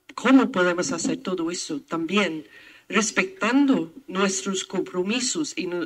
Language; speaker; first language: Spanish; non-native, fluent; English